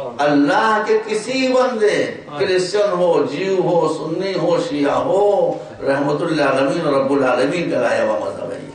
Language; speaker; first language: Urdu; native; Urdu